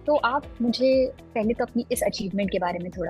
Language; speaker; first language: Hindi; native; Hindi